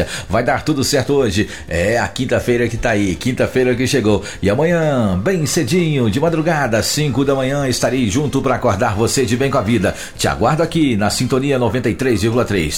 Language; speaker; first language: Portuguese; native; Portuguese